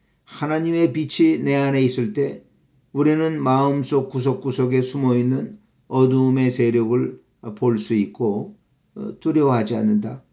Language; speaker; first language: Korean; native; Korean